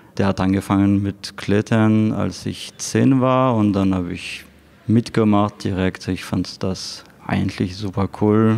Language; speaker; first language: German; non-native, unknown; French